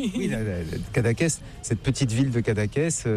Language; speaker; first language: French; native; French